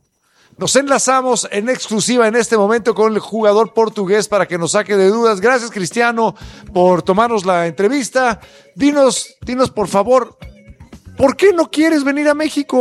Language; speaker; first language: Spanish; native; Spanish